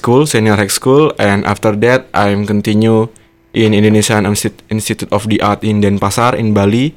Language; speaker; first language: English; non-native, learner; Indonesian